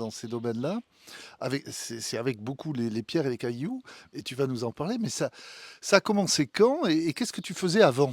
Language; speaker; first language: French; native; French